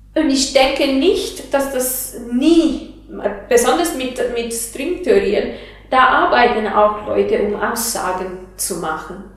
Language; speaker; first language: German; non-native, fluent; Italian